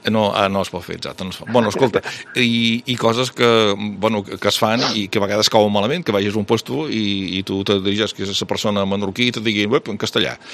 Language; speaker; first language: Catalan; native; Catalan